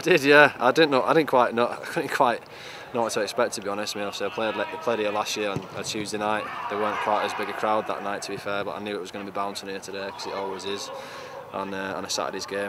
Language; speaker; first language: English; native; English